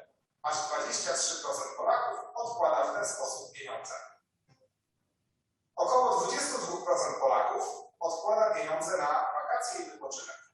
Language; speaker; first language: Polish; native; Polish